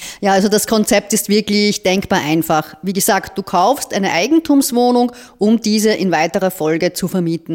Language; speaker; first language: German; native; German